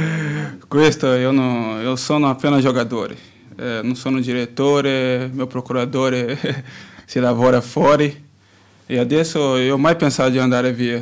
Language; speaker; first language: Italian; non-native, learner; Portuguese